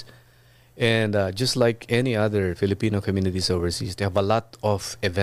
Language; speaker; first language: English; non-native, local second language; Iloko